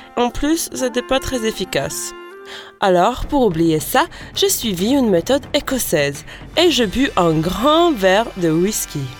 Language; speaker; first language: French; non-native, fluent; Latvian